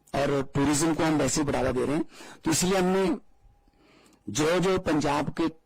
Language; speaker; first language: Hindi; non-native, local second language; Punjabi